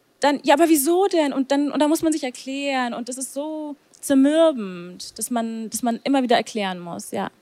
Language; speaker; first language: German; native; German